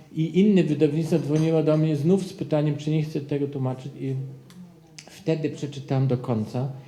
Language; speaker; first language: Polish; non-native, fluent; German